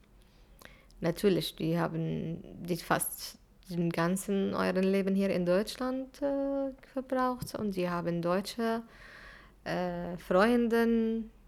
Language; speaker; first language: German; non-native, fluent; Arabic